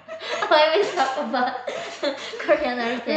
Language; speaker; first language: English; non-native, learner; Indonesian